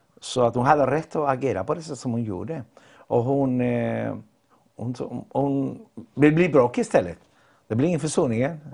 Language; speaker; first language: Swedish; non-native, fluent; Spanish